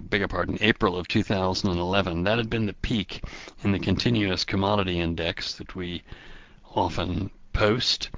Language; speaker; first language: English; native; English